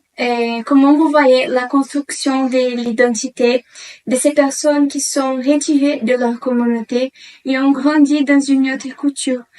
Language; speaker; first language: French; non-native, learner; Portuguese